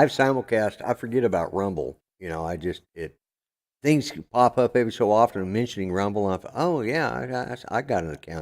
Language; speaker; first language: English; native; English